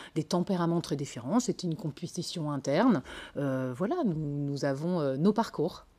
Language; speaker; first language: French; native; French